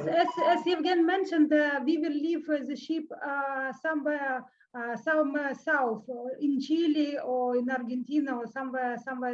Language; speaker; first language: English; non-native, fluent; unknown